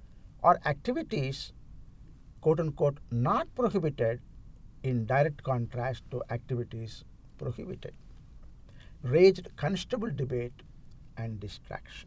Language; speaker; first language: English; non-native, local second language; Telugu